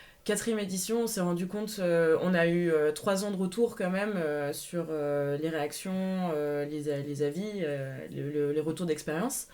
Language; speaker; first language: French; native; French